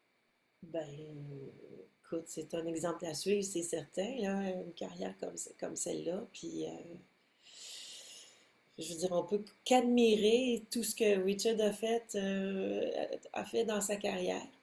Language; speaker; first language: French; native; French